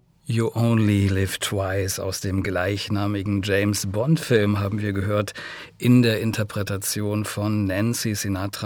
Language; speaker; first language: German; native; German